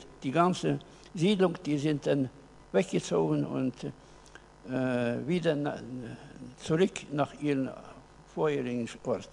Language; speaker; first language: German; early bilingual, heritage; German